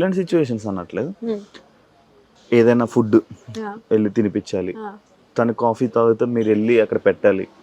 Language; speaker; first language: Telugu; native; Telugu